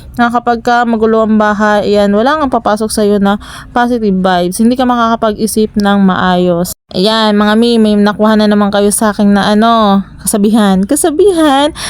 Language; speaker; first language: Filipino; non-native, local second language; Bikol